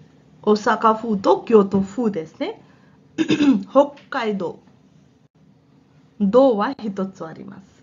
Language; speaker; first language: Japanese; non-native, fluent; Hindi